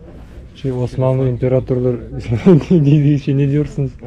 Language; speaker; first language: Turkish; non-native, learner; Bashkir